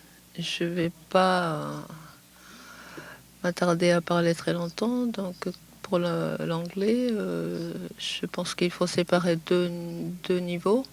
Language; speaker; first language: French; non-native, fluent; Japanese